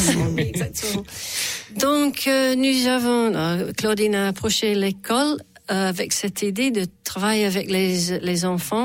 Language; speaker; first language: French; non-native, fluent; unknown